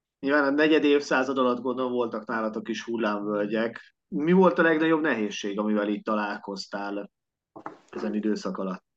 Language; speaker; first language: Hungarian; native; Hungarian